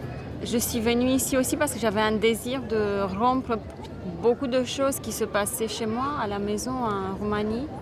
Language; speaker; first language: French; non-native, fluent; Romanian